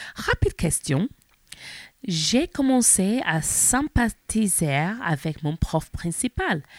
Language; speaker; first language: French; non-native, learner; English